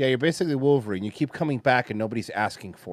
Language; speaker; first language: English; native; English